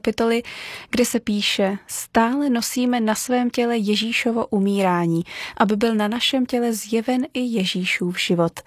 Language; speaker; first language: Czech; native; Czech